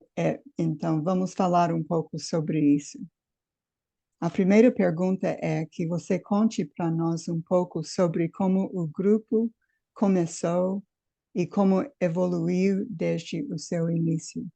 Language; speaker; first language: Portuguese; non-native, fluent; English